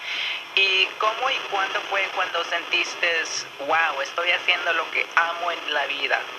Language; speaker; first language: Spanish; early bilingual, other home language; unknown